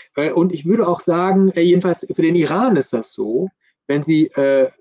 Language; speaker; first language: German; early bilingual, other home language; Persian